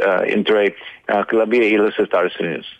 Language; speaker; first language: Spanish; non-native, learner; English